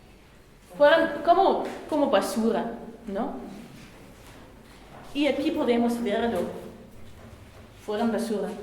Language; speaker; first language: Spanish; non-native, learner; German